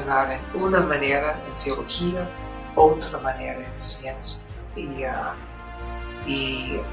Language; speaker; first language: Spanish; non-native, fluent; English